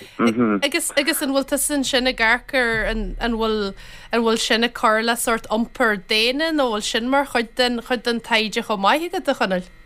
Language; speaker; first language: Irish; native; Irish